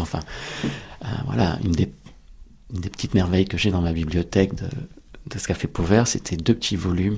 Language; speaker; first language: French; native; French